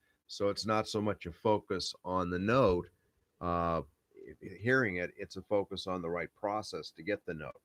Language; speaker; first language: English; native; English